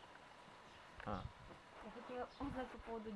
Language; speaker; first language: Russian; native; Russian